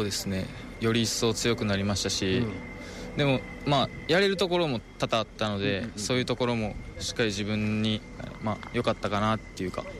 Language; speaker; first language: Japanese; native; Japanese